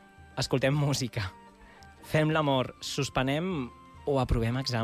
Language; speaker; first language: Catalan; native; Catalan